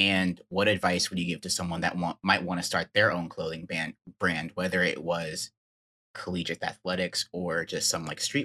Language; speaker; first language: English; native; English